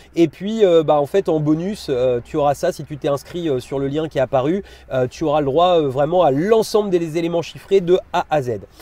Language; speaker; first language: French; native; French